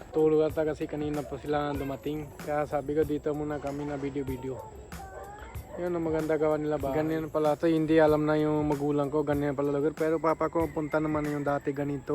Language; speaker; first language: Filipino; non-native, learner; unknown